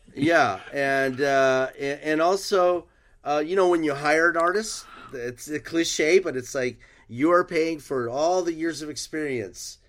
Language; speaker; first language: English; early bilingual, other home language; Spanish